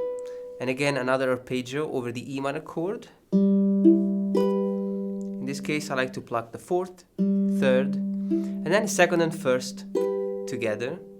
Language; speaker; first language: English; non-native, fluent; Italian